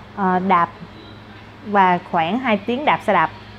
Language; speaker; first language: Vietnamese; non-native, learner; Korean